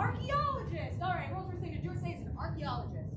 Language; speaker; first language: English; native; English